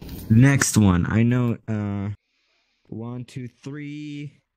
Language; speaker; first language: English; non-native, learner; Spanish